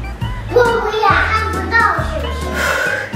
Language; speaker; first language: Chinese; early bilingual, heritage; Chinese